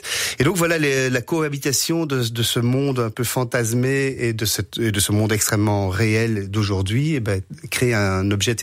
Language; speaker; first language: French; native; French